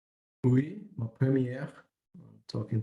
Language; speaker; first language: French; non-native, learner; Portuguese